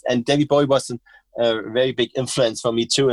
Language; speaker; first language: English; non-native, fluent; German